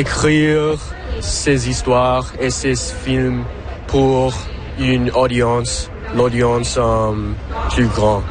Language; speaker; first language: French; non-native, local second language; English